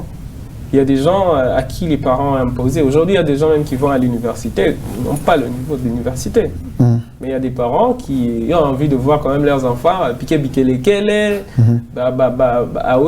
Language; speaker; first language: French; non-native, local second language; Swahili